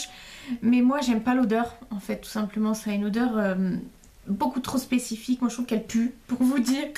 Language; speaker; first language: French; native; French